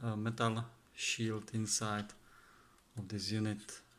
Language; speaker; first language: English; non-native, fluent; Czech